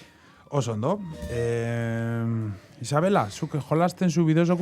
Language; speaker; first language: Basque; native; Basque